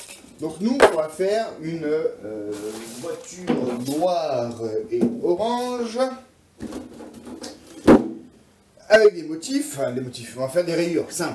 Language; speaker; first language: French; native; French